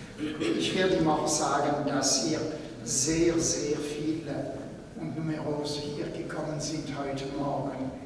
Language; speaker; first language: German; non-native, fluent; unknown